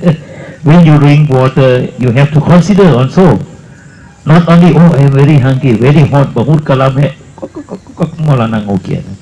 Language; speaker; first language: English; non-native, learner; Thai